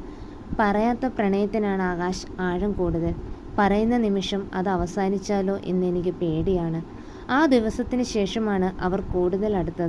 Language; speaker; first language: Malayalam; native; Malayalam